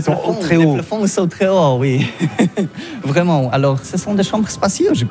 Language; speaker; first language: French; non-native, learner; Polish